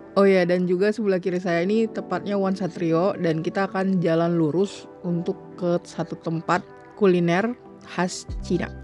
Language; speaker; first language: Indonesian; native; Indonesian